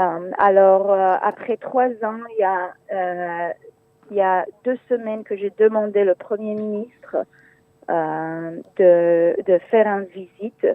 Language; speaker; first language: French; non-native, fluent; Hebrew